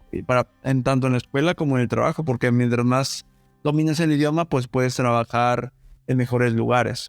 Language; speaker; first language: Spanish; native; Spanish